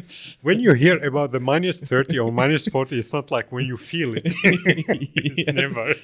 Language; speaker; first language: English; non-native, fluent; Arabic